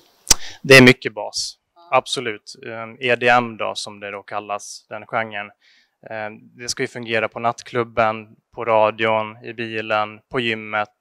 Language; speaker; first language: Swedish; native; Swedish